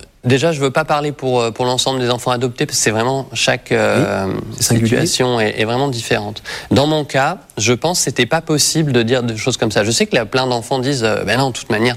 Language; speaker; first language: French; native; French